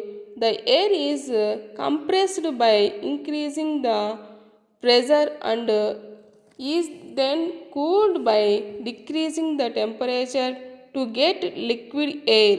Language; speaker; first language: English; non-native, local second language; Telugu